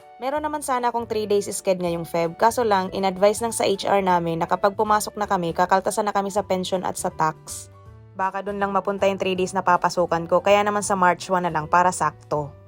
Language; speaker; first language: Filipino; native; Filipino